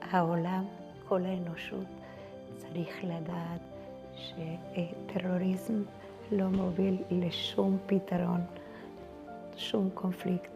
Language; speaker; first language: Hebrew; non-native, fluent; Spanish